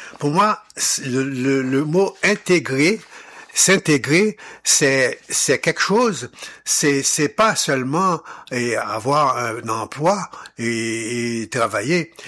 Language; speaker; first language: French; non-native, local second language; Haitian Creole